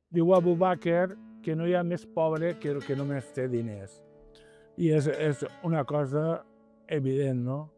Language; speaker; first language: Catalan; non-native, local second language; Spanish